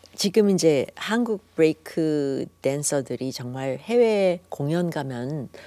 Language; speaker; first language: Korean; native; Korean